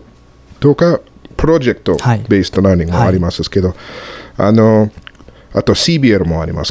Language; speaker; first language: Japanese; non-native, fluent; English